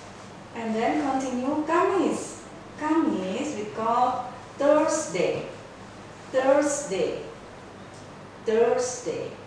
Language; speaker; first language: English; non-native, fluent; Indonesian